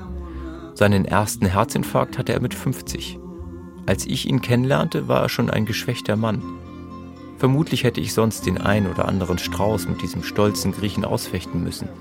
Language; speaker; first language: German; native; German